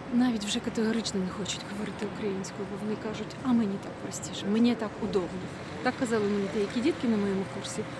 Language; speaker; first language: Ukrainian; non-native, local second language; Russian